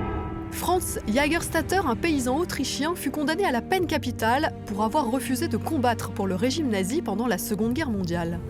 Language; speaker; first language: French; native; French